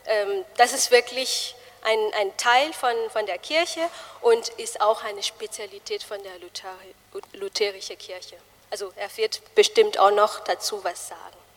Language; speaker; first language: German; non-native, fluent; Malagasy